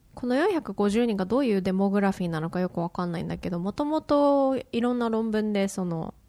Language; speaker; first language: Japanese; native; Japanese